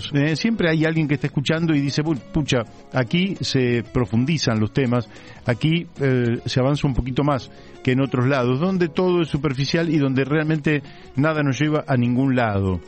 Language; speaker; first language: Spanish; native; Spanish